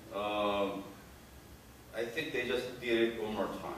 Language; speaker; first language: English; non-native, fluent; Korean